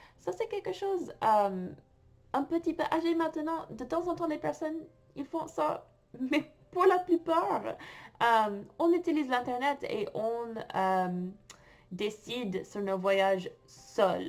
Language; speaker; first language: French; non-native, fluent; English